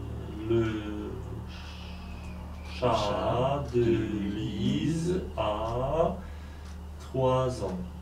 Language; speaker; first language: French; non-native, learner; Polish